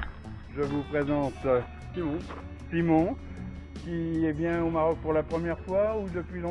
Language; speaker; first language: French; native; French